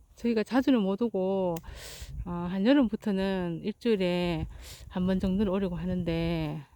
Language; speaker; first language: Korean; native; Korean